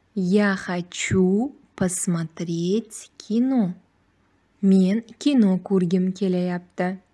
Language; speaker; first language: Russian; non-native, fluent; Uzbek